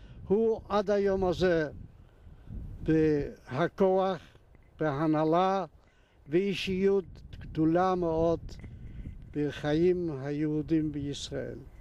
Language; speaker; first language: Hebrew; non-native, fluent; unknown